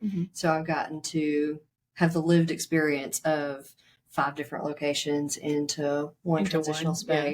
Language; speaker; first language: English; native; English